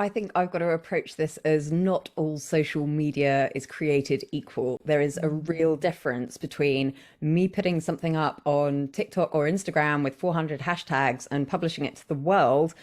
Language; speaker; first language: English; native; English